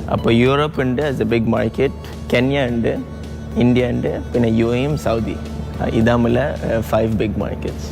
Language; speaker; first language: Malayalam; early bilingual, heritage; Malayalam